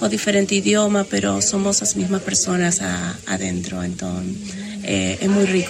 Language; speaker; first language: Galician; non-native, learner; Spanish